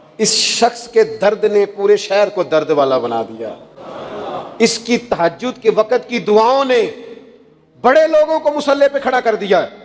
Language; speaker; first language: Urdu; non-native, local second language; Punjabi